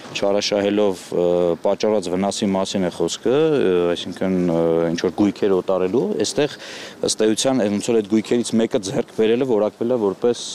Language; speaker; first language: Armenian; native; Armenian